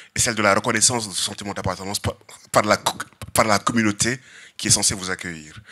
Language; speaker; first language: French; non-native, local second language; Serer